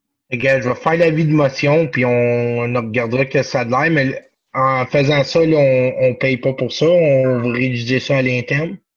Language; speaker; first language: French; native; French